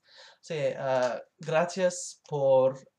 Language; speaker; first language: Spanish; non-native, learner; English